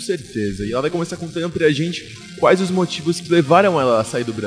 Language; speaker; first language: Portuguese; native; Portuguese